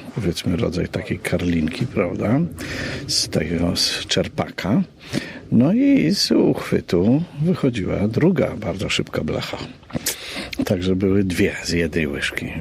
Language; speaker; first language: Polish; native; Polish